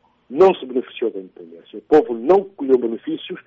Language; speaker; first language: Portuguese; non-native, local second language; Upper Guinea Crioulo